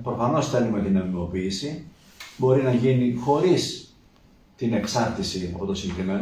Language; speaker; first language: Greek; native; Greek